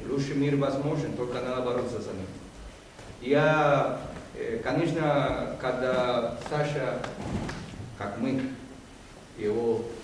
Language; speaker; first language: Russian; non-native, fluent; Spanish